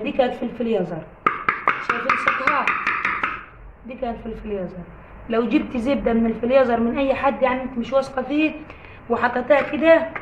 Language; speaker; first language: Arabic; native; Arabic